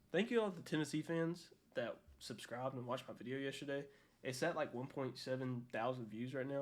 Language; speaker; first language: English; native; English